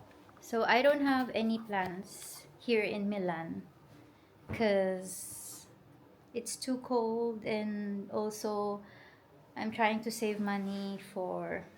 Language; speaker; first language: English; non-native, local second language; Filipino